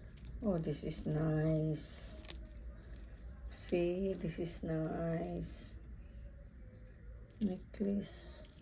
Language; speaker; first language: English; non-native, local second language; Filipino